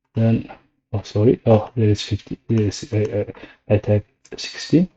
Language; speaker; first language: English; non-native, local second language; Amharic